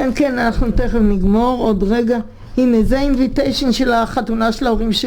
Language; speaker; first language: Hebrew; early bilingual, other home language; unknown